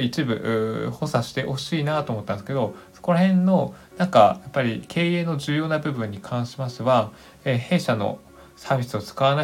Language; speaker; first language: Japanese; native; Japanese